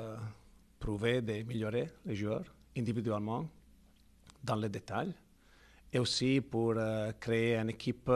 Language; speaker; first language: French; non-native, fluent; Italian